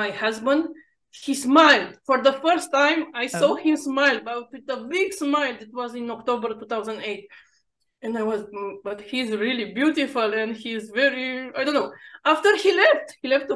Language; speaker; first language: English; non-native, fluent; Romanian